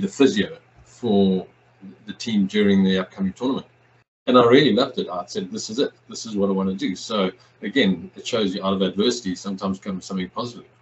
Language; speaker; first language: English; native; English